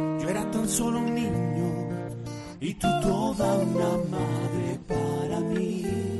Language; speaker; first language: Spanish; native; Spanish